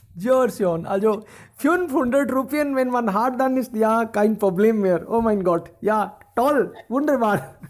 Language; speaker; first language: German; non-native, fluent; Hindi